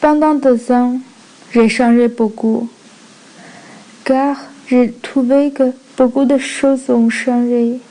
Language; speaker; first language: French; non-native, learner; Chinese